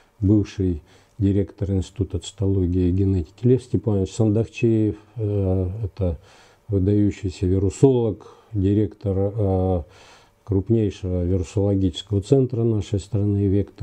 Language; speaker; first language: Russian; native; Russian